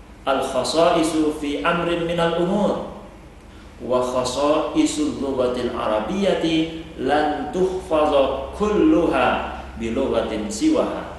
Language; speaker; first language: Arabic; non-native, fluent; Indonesian